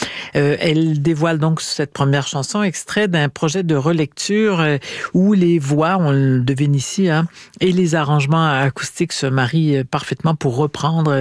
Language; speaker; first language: French; native; French